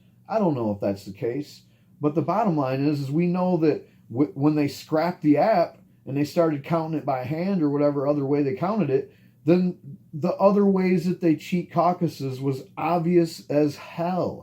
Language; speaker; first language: English; native; English